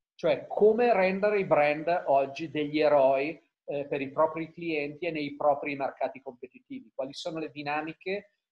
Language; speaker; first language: Italian; native; Italian